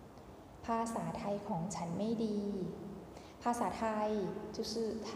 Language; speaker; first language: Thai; non-native, fluent; Chinese